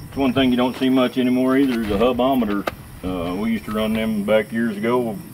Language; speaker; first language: English; native; English